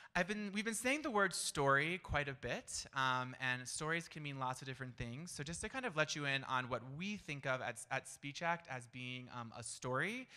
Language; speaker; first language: English; native; English